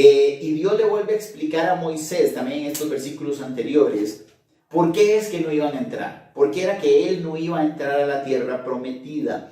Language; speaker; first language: Spanish; native; Spanish